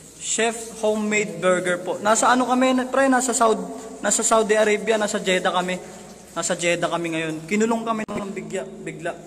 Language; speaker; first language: Filipino; non-native, local second language; Iloko